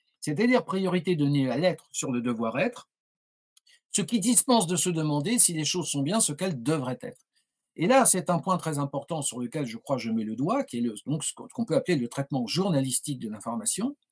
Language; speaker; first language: French; native; French